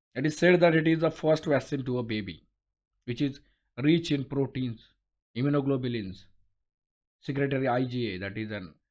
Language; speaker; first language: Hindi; non-native, local second language; Marathi